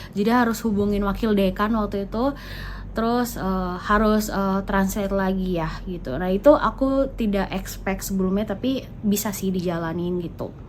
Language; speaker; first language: Indonesian; native; Indonesian